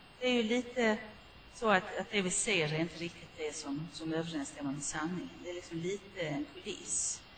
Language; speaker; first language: Swedish; native; Swedish